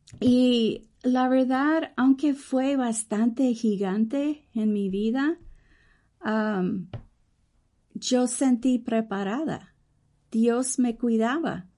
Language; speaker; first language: Spanish; early bilingual, heritage; English